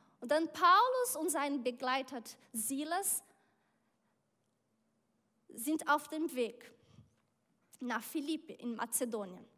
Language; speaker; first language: German; non-native, learner; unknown